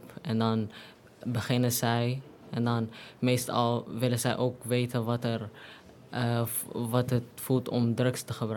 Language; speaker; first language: Dutch; non-native, learner; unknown